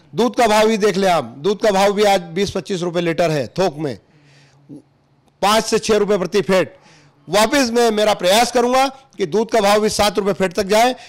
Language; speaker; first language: Hindi; native; Hindi